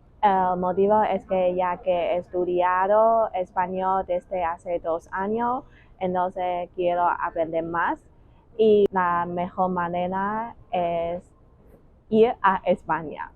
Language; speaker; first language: Spanish; non-native, learner; Chinese